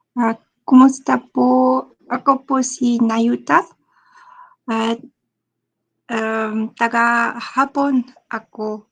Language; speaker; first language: Filipino; non-native, learner; Japanese